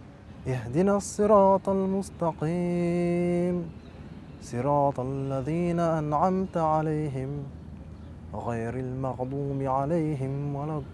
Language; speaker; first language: Arabic; non-native, learner; French